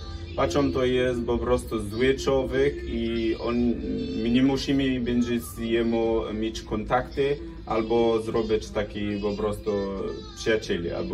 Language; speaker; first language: Polish; non-native, learner; Arabic